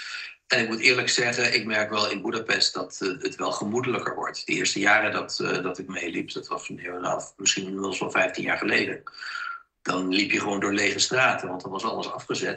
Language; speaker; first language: Dutch; native; Dutch